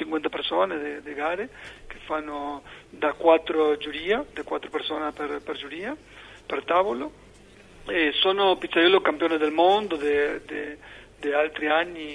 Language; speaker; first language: Italian; non-native, learner; Spanish